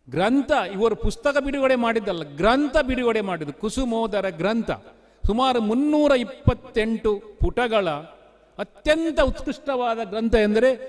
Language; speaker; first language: Kannada; non-native, local second language; Tulu